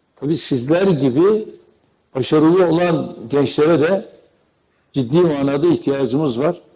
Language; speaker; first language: Turkish; native; Turkish